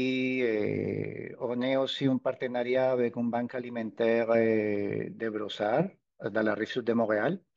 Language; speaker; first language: French; non-native, fluent; Spanish